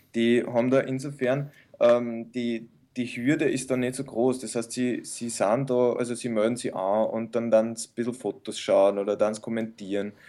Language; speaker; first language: German; early bilingual, other home language; Bosnian